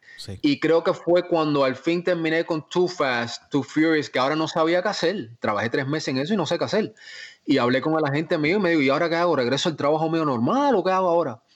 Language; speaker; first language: Spanish; early bilingual, heritage; Spanish